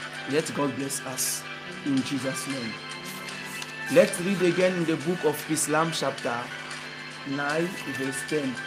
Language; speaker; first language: English; non-native, fluent; Lingala